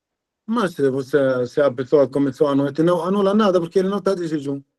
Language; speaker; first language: Portuguese; non-native, fluent; Arabic